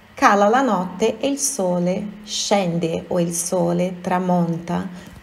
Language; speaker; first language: Portuguese; native; Portuguese